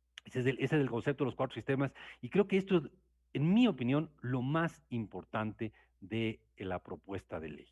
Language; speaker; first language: Spanish; native; Spanish